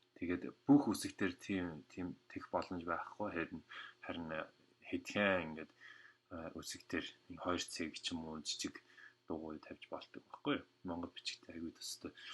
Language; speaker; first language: Mongolian; non-native, fluent; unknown